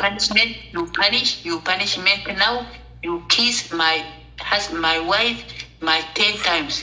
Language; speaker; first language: English; non-native, learner; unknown